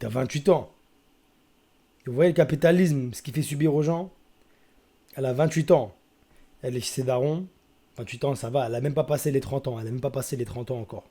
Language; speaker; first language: French; native; French